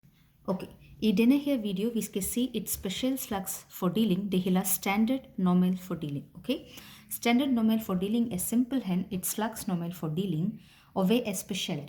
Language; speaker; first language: Danish; non-native, fluent; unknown